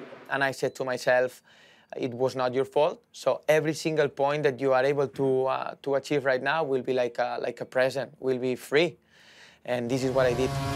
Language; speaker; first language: English; non-native, fluent; Spanish